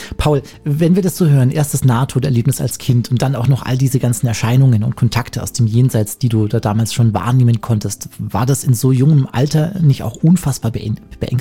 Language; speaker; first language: German; native; German